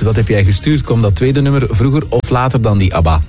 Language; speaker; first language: Dutch; native; Dutch